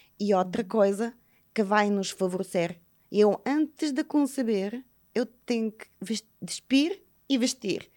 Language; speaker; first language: Portuguese; non-native, fluent; Bulgarian